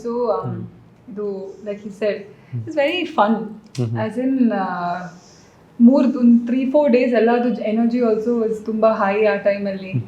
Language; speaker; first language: Kannada; non-native, local second language; Malayalam